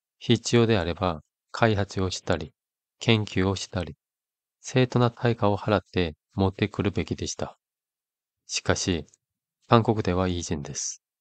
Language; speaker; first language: Japanese; non-native, fluent; Korean